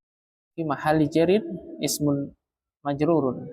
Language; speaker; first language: Arabic; non-native, fluent; Indonesian